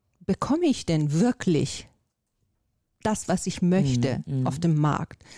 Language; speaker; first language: German; non-native, fluent; Persian